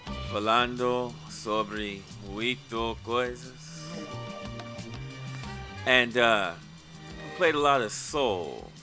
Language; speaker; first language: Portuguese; non-native, learner; English